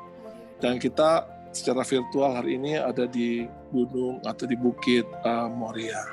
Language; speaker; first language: Indonesian; native; Indonesian